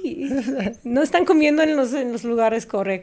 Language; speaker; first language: Spanish; non-native, fluent; English